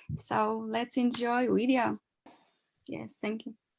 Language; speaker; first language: English; non-native, learner; Ukrainian